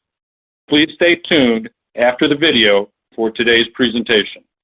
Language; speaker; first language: English; native; English